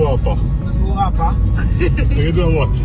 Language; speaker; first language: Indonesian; non-native, learner; Italian